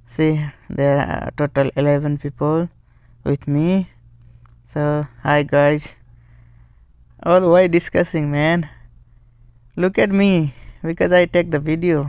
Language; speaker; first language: English; non-native, learner; Nepali